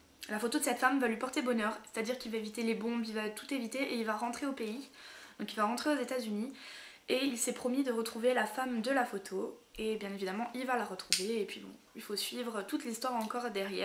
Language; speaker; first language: French; native; French